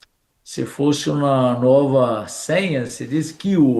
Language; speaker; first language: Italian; non-native, fluent; Portuguese